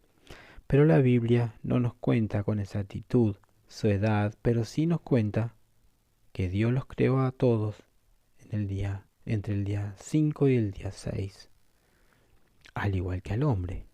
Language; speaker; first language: Spanish; native; Spanish